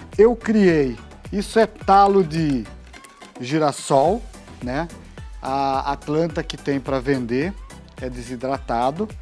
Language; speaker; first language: Portuguese; native; Portuguese